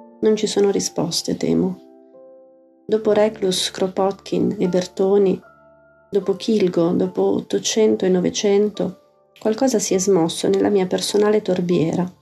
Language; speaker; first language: Italian; native; Italian